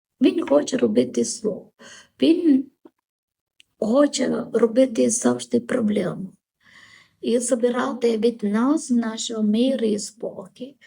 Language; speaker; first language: Ukrainian; non-native, learner; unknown